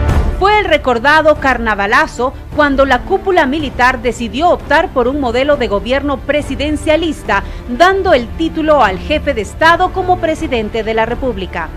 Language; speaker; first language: Spanish; native; Spanish